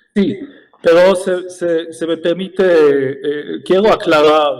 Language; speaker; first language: Spanish; non-native, fluent; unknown